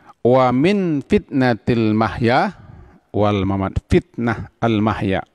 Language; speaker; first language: Malay; non-native, local second language; Minangkabau